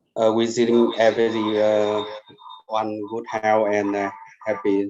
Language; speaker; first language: English; non-native, learner; Vietnamese